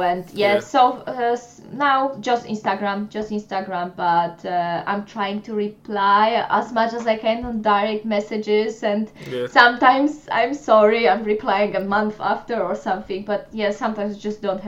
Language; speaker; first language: English; non-native, fluent; Polish